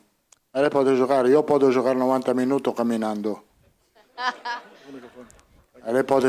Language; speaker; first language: Portuguese; non-native, fluent; Italian